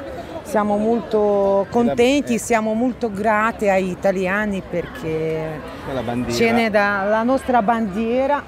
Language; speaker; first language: Italian; non-native, learner; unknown